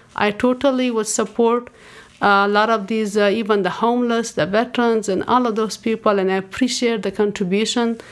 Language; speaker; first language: English; non-native, fluent; Persian